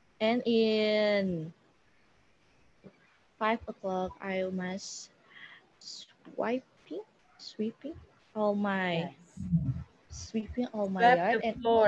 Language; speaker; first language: English; non-native, learner; Indonesian